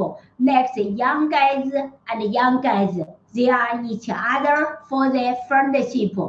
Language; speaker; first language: English; non-native, learner; Chinese